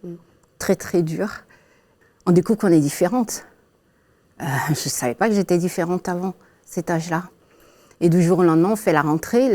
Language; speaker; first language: French; early bilingual, other home language; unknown